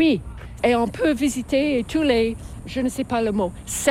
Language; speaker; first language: French; non-native, fluent; English